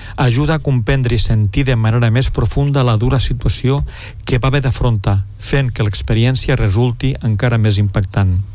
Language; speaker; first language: Catalan; native; Catalan